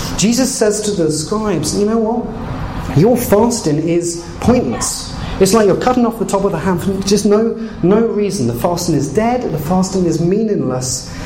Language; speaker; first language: English; native; English